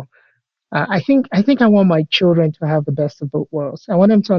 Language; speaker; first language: English; non-native, local second language; Yoruba